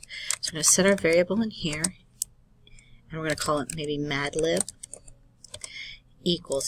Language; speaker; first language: English; native; English